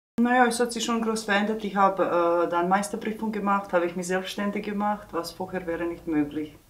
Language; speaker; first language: German; non-native, fluent; Bosnian